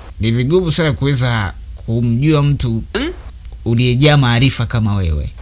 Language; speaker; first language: Swahili; native; Swahili